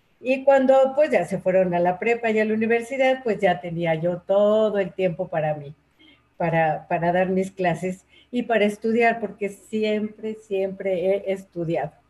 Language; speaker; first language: Spanish; native; Spanish